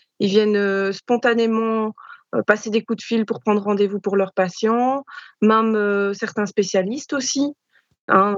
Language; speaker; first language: French; native; French